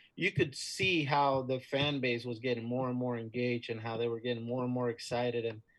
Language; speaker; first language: English; non-native, fluent; Spanish